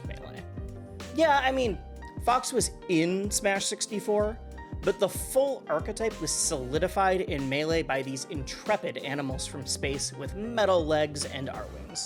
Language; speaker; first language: English; native; English